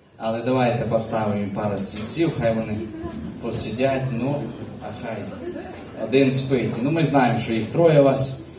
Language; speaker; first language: Ukrainian; native; Ukrainian